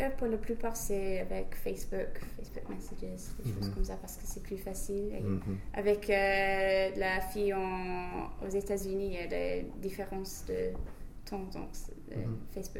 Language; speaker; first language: French; non-native, fluent; English